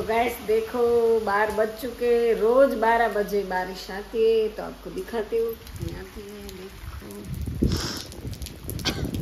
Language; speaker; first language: Hindi; non-native, local second language; Gujarati